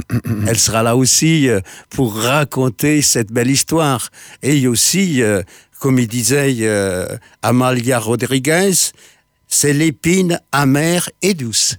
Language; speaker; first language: French; non-native, fluent; Portuguese